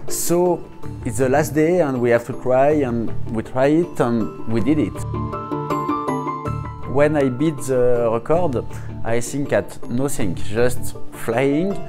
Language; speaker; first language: English; non-native, learner; French